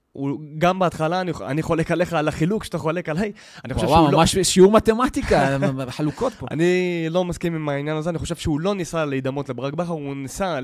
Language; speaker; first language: Hebrew; native; Hebrew